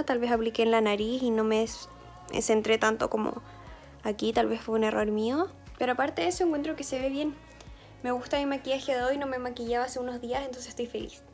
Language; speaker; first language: Spanish; native; Spanish